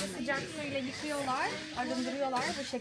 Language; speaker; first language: Turkish; native; Turkish